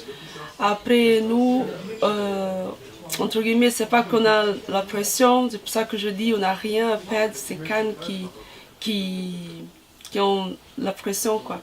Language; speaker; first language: French; non-native, fluent; Portuguese